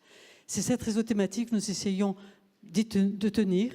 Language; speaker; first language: French; native; French